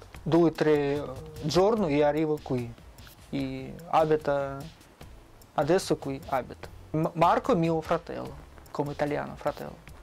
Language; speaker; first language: Italian; non-native, learner; Russian